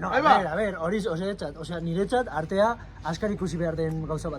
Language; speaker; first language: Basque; non-native, local second language; Spanish